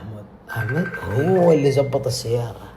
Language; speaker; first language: Arabic; native; Arabic